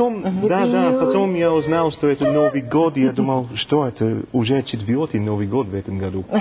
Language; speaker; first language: Russian; non-native, learner; English